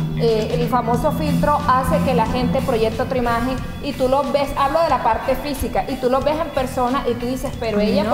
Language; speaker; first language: Spanish; native; Spanish